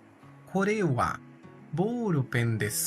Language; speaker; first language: Japanese; non-native, learner; Portuguese